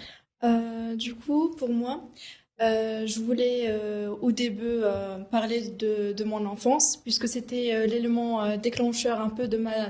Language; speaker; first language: French; non-native, local second language; Arabic